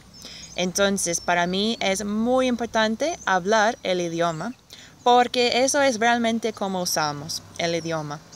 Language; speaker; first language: Spanish; non-native, fluent; English